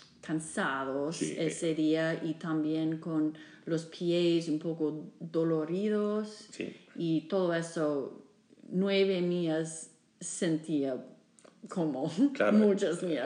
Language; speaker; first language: Spanish; non-native, fluent; English